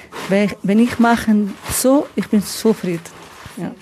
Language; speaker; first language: German; non-native, learner; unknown